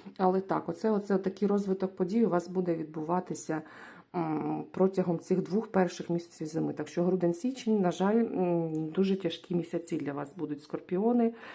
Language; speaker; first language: Ukrainian; non-native, local second language; Russian